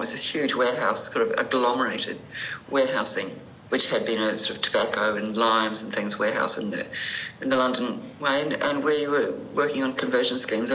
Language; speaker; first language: English; native; English